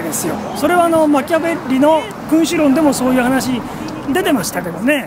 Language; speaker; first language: Japanese; native; Japanese